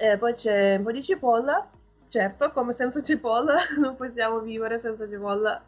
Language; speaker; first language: Italian; non-native, fluent; Russian